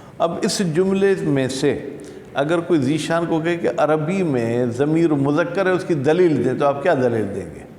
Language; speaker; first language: Urdu; non-native, local second language; Sindhi